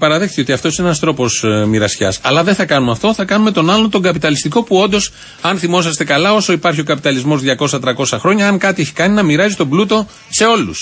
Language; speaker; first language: Greek; native; Greek